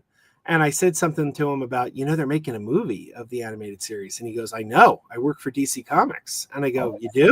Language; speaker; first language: English; native; English